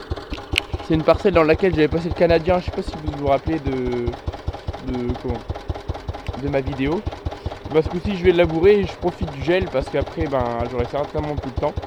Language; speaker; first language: French; native; French